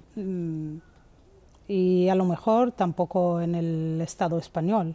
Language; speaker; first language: Spanish; non-native, local second language; Arabic